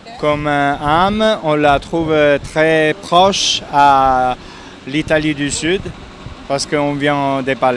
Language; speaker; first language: French; non-native, fluent; Italian